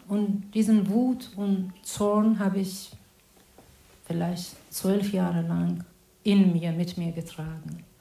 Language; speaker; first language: German; non-native, fluent; Azerbaijani